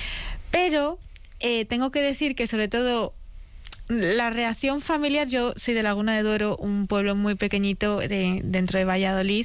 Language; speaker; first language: Spanish; native; Spanish